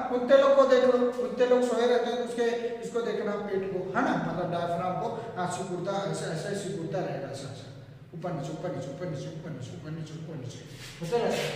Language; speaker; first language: Hindi; non-native, local second language; Chhattisgarhi